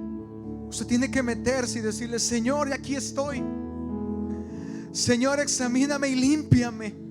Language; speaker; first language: Spanish; native; Spanish